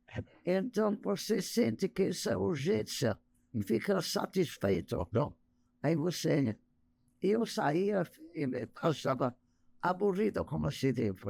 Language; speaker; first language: Portuguese; non-native, fluent; English